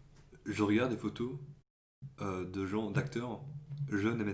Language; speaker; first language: French; native; French